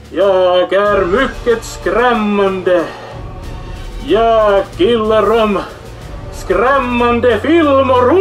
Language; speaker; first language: Swedish; non-native, local second language; Finnish